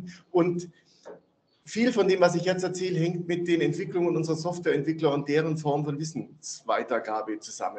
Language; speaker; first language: German; native; German